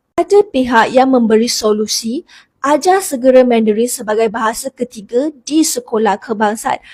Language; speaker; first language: Malay; native; Malay